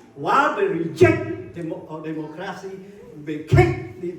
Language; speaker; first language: English; non-native, learner; Khmer